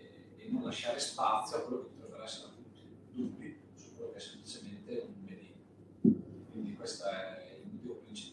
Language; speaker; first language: Italian; native; Italian